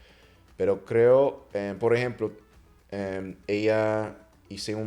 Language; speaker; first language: Spanish; non-native, fluent; English